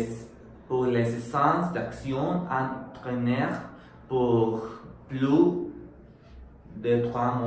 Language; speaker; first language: French; non-native, learner; Spanish